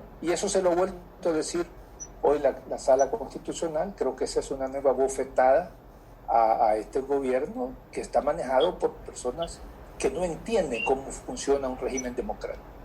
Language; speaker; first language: Spanish; native; Spanish